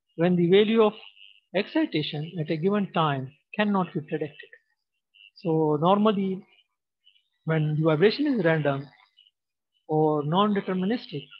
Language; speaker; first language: English; non-native, local second language; Pashto